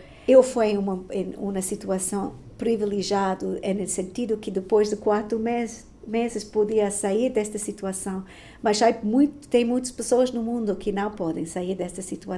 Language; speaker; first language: Portuguese; non-native, fluent; Spanish